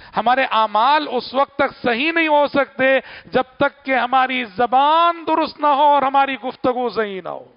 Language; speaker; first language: Urdu; native; Urdu